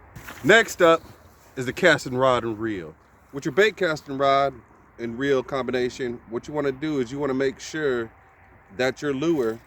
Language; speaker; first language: English; native; English